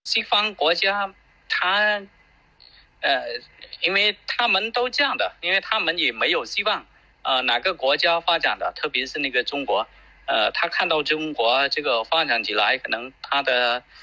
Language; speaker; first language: Chinese; non-native, fluent; Khmer